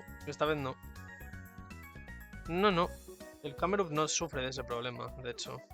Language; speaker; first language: Spanish; native; Spanish